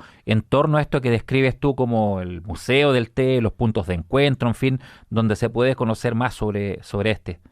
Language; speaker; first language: Spanish; native; Spanish